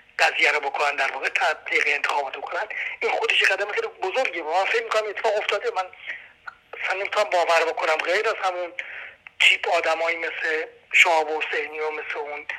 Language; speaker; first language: Persian; native; Persian